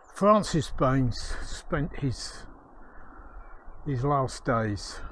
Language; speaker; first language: English; native; English